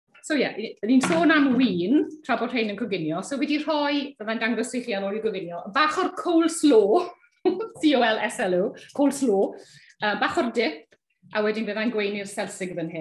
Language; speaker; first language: Welsh; native; Welsh